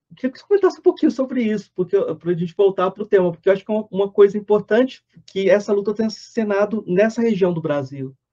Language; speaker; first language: Portuguese; native; Portuguese